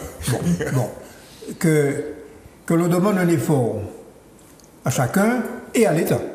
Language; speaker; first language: French; native; French